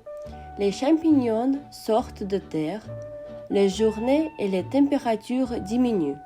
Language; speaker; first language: French; non-native, fluent; Russian